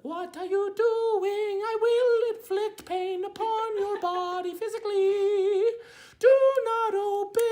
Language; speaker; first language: English; native; English